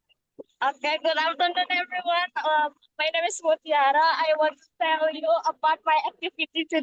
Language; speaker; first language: English; non-native, learner; Indonesian